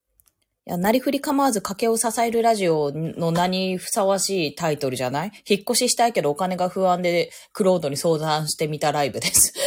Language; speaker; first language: Japanese; native; Japanese